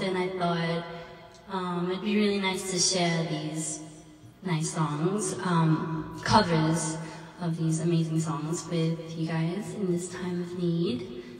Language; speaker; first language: English; early bilingual, other home language; Korean